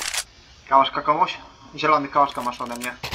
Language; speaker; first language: Polish; native; Polish